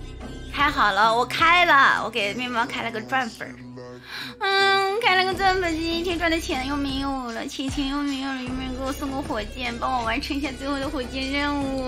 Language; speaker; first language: Chinese; native; Chinese